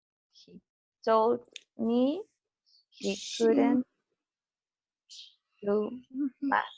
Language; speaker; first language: English; non-native, fluent; Spanish